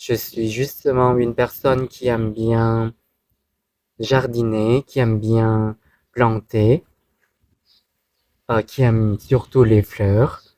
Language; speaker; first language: French; non-native, fluent; Thai